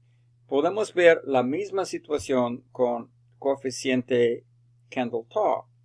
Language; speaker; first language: Spanish; non-native, fluent; English